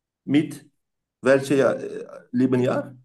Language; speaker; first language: German; non-native, learner; Turkish